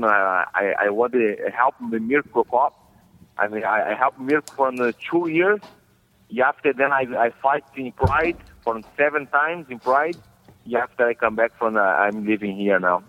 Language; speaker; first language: English; non-native, learner; Portuguese